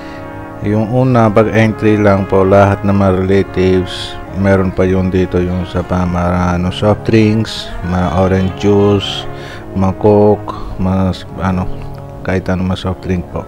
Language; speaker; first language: Filipino; early bilingual, heritage; Filipino